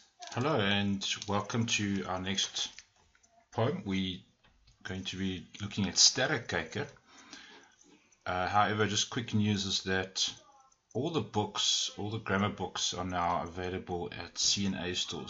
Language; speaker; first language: English; native; English